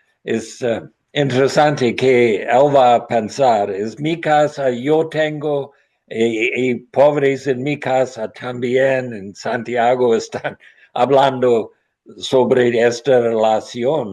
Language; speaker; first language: Spanish; non-native, learner; English